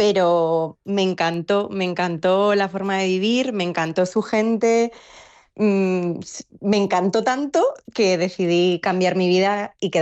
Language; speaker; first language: Spanish; native; Spanish